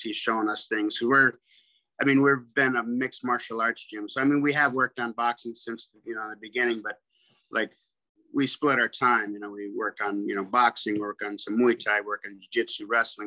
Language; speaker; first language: English; native; English